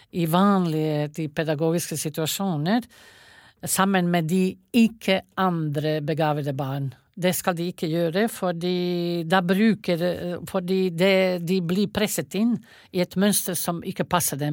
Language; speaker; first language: Norwegian; non-native, fluent; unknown